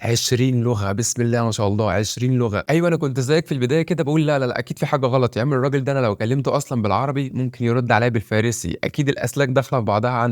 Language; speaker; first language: Arabic; native; Arabic